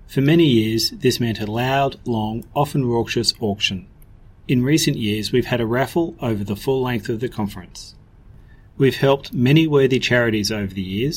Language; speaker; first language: English; native; English